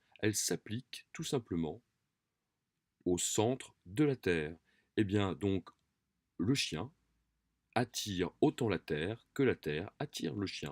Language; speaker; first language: French; native; French